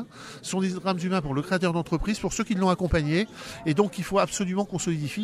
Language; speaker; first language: French; native; French